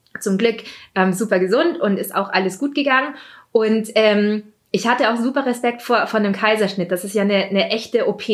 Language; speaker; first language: German; early bilingual, other home language; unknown